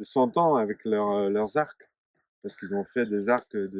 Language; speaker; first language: French; native; French